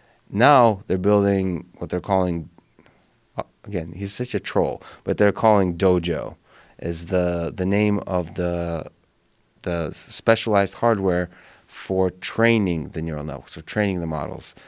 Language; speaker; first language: English; early bilingual, other home language; Russian